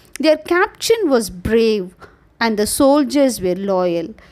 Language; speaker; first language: English; non-native, local second language; Tamil